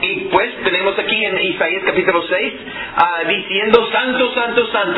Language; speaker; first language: Spanish; non-native, fluent; English